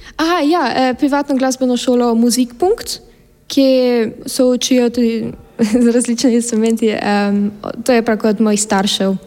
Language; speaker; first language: Slovenian; early bilingual, heritage; German